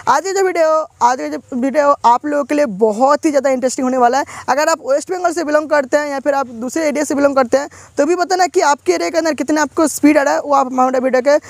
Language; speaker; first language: Hindi; non-native, local second language; Bangla